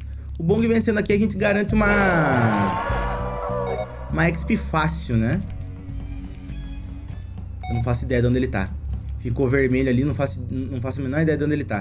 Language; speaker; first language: Portuguese; native; Portuguese